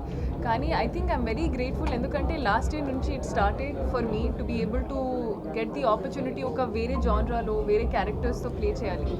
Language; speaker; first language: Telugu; non-native, learner; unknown